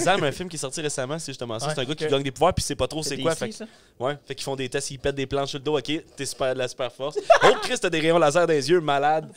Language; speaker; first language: French; native; French